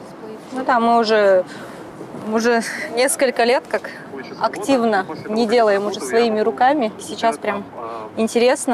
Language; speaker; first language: Russian; native; Russian